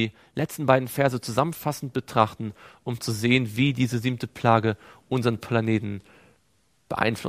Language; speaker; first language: German; native; German